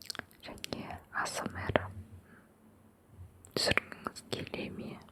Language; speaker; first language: Kazakh; non-native, local second language; Russian